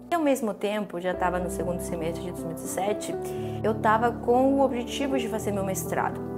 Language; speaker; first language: Portuguese; non-native, fluent; Spanish